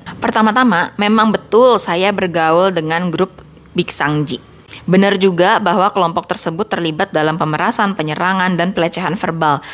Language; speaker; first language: Indonesian; native; Indonesian